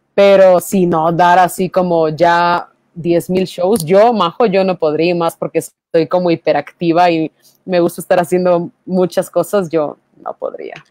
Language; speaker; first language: Spanish; native; Spanish